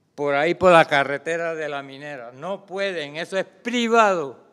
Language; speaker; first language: Spanish; native; Spanish